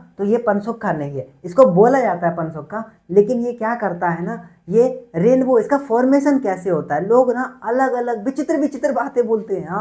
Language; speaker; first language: Hindi; native; Hindi